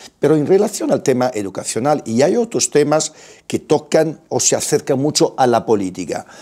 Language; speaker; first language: Spanish; non-native, fluent; Italian